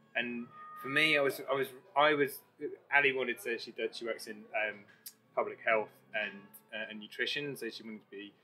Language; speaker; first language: English; native; English